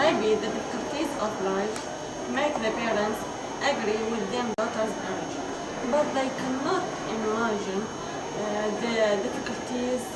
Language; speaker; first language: English; non-native, learner; Arabic